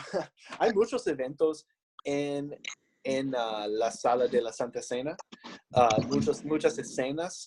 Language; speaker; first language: Spanish; non-native, fluent; English